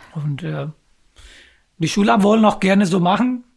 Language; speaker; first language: German; non-native, learner; Urdu